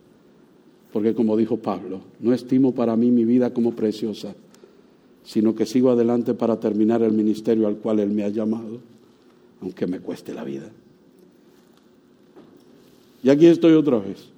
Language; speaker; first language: Spanish; native; Spanish